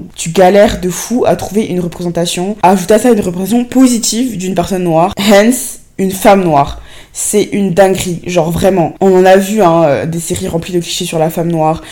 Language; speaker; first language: French; native; French